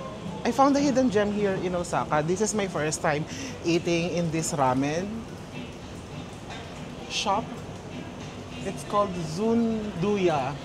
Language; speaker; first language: English; non-native, fluent; Filipino